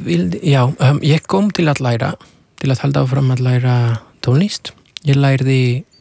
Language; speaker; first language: Icelandic; non-native, learner; Spanish